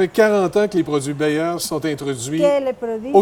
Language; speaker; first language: French; native; French